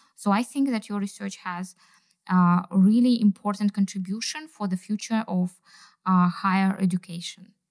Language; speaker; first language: English; non-native, fluent; Kazakh